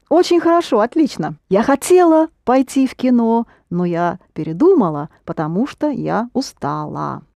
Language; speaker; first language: Russian; native; Russian